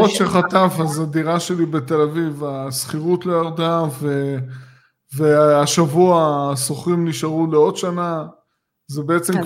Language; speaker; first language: Hebrew; native; Hebrew